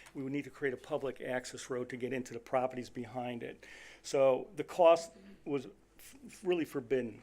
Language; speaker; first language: English; native; English